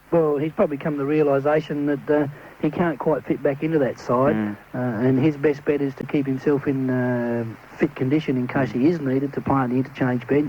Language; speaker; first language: English; native; English